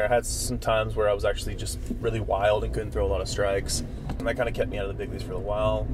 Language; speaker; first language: English; native; English